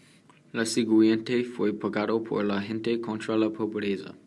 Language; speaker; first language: Spanish; non-native, learner; English